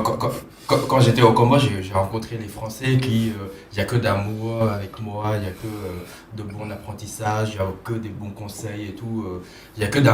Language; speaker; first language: French; non-native, fluent; Khmer